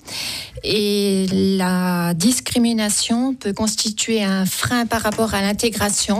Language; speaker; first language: French; native; French